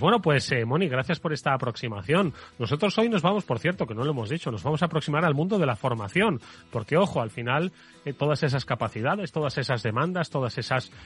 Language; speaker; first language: Spanish; native; Spanish